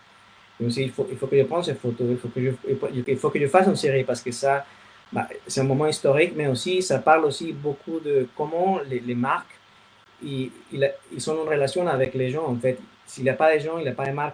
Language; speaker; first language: French; non-native, fluent; Spanish